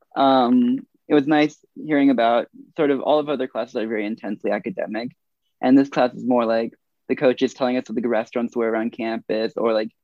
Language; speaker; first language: English; native; English